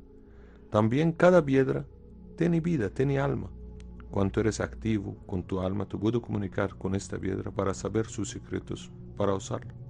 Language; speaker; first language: Spanish; non-native, fluent; Arabic